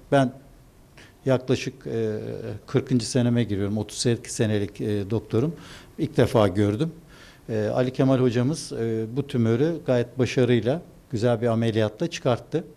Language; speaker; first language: Turkish; native; Turkish